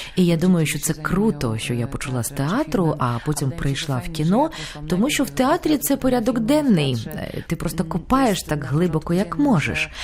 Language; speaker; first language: Ukrainian; non-native, fluent; Lithuanian